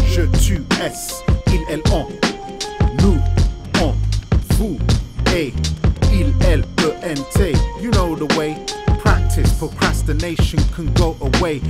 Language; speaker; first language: English; native; English